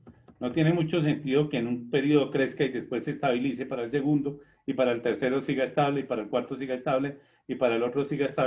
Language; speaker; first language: Spanish; native; Spanish